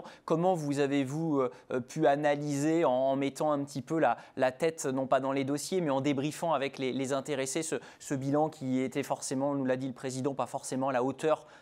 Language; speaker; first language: French; native; French